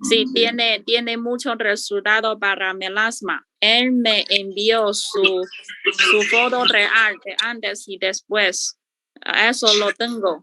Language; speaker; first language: Spanish; non-native, learner; Chinese